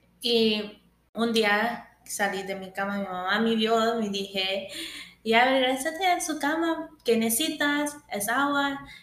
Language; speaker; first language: Spanish; early bilingual, heritage; English